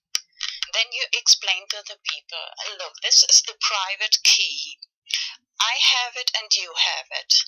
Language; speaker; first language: English; non-native, fluent; Spanish